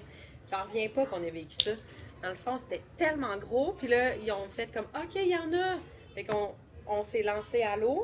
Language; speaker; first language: French; native; French